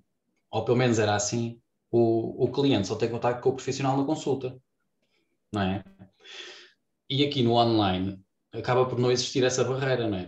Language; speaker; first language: Portuguese; native; Portuguese